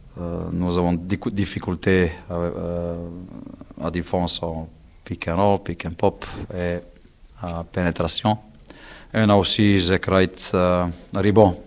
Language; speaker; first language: French; non-native, learner; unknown